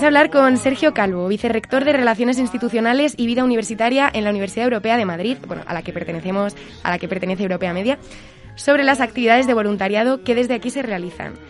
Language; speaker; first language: Spanish; native; Spanish